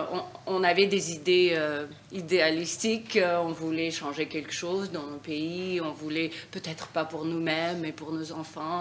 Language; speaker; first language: French; non-native, fluent; Russian